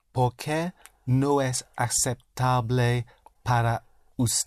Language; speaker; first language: Spanish; non-native, learner; English